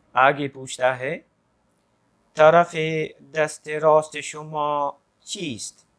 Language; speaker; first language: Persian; non-native, fluent; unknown